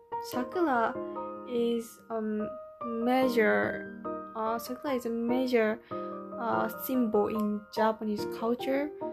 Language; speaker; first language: English; non-native, learner; Japanese